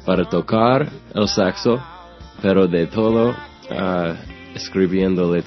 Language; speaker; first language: Spanish; non-native, learner; English